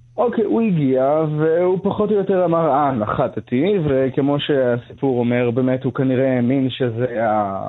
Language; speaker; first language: Hebrew; native; Hebrew